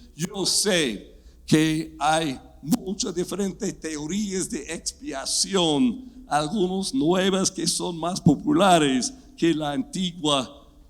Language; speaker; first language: Spanish; non-native, fluent; English